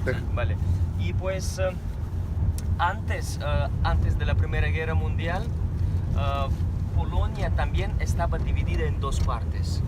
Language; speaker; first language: Spanish; non-native, fluent; Ukrainian